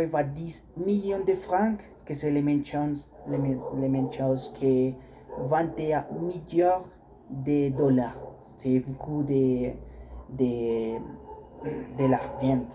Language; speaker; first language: French; non-native, learner; Spanish